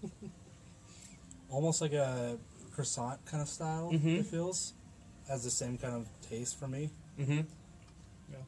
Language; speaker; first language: English; native; English